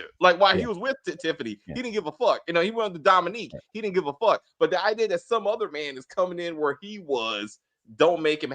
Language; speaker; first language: English; native; English